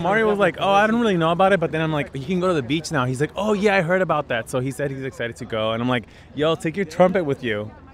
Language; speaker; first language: English; native; English